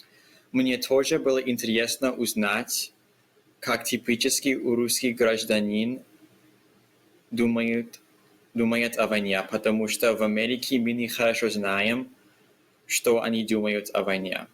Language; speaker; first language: Russian; non-native, learner; English